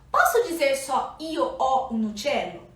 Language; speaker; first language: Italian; non-native, fluent; Portuguese